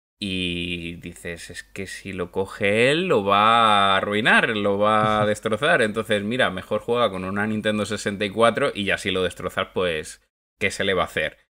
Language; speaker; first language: Spanish; native; Spanish